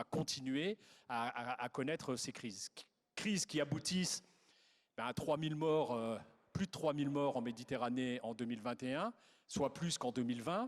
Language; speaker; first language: French; native; French